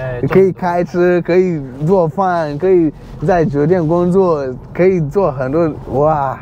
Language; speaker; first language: Chinese; non-native, learner; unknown